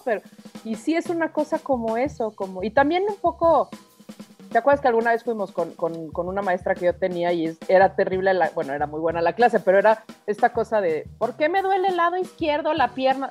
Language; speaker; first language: Spanish; native; Spanish